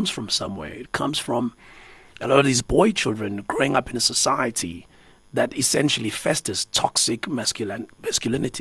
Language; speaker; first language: English; non-native, local second language; Zulu